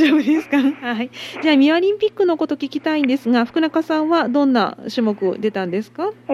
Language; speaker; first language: Japanese; native; Japanese